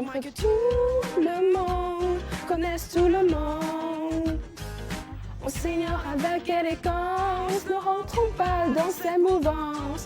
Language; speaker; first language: French; non-native, fluent; Chinese